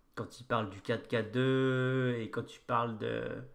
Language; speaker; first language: French; native; French